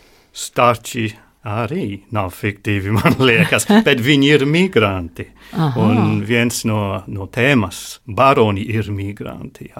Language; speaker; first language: Latvian; non-native, learner; English